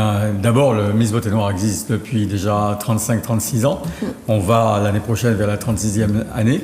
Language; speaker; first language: French; native; French